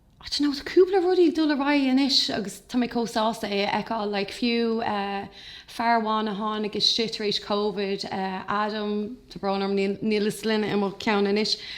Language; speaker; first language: Irish; non-native, local second language; English